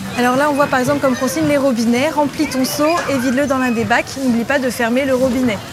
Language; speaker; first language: French; native; French